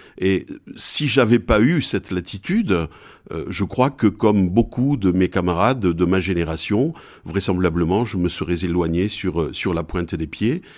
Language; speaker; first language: French; native; French